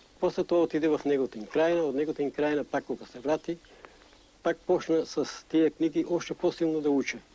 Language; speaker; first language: Macedonian; native; Macedonian